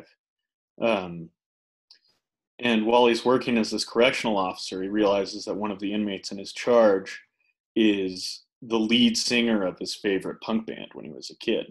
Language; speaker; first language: English; native; English